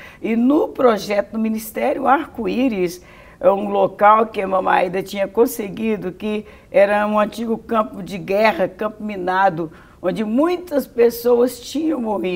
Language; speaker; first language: Portuguese; native; Portuguese